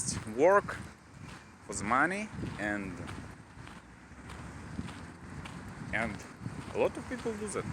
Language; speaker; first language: English; non-native, learner; Russian